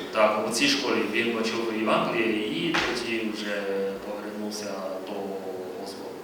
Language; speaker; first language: Ukrainian; non-native, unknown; Chinese